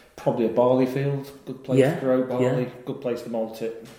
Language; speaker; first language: English; native; English